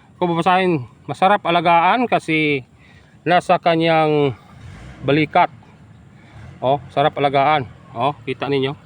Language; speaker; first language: Filipino; non-native, local second language; Hiligaynon